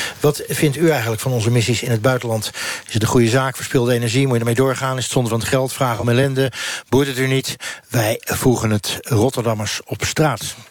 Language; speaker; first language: Dutch; native; Dutch